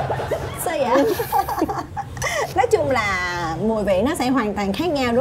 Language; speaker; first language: Vietnamese; native; Vietnamese